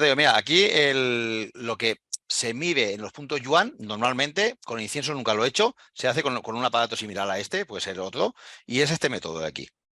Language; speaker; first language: Spanish; native; Spanish